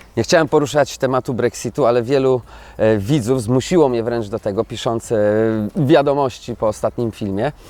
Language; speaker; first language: Polish; native; Polish